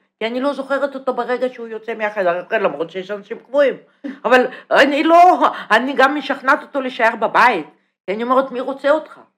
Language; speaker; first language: Hebrew; non-native, fluent; Russian